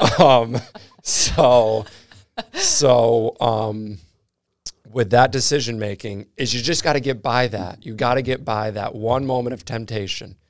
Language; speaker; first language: English; native; English